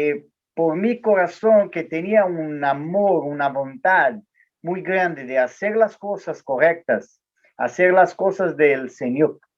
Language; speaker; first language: Spanish; non-native, learner; Portuguese